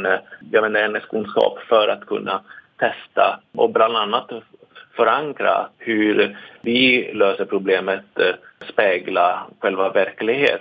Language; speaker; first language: Swedish; non-native, fluent; Italian